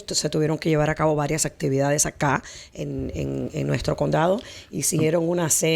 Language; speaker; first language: Spanish; native; Spanish